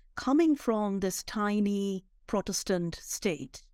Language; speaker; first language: English; non-native, local second language; Bangla